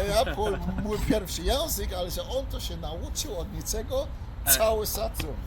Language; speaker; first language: Polish; early bilingual, heritage; Polish